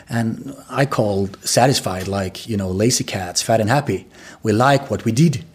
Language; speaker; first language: English; non-native, fluent; Swedish